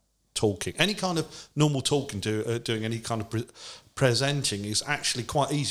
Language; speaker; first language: English; native; English